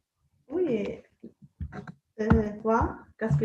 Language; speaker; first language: French; non-native, local second language; Arabic